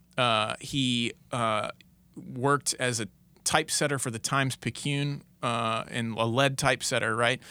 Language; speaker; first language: English; native; English